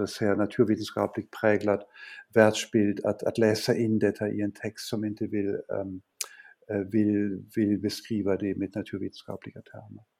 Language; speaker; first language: Swedish; non-native, fluent; German